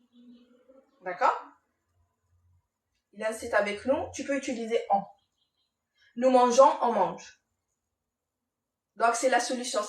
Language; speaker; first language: French; non-native, local second language; Arabic